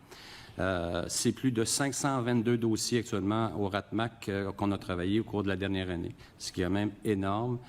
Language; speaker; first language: French; native; French